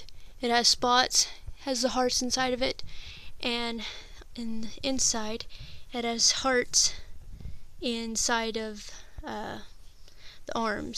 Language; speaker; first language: English; native; English